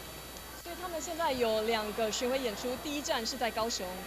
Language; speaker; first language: Chinese; native; Chinese